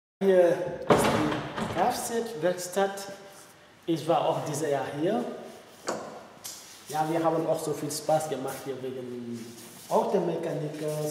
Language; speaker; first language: German; non-native, learner; French